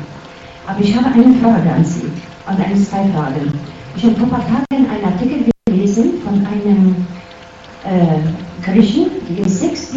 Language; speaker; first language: German; non-native, fluent; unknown